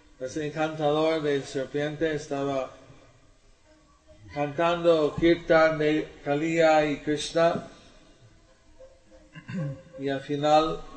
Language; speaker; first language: Spanish; non-native, learner; English